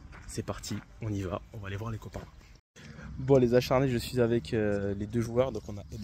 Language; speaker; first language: French; native; French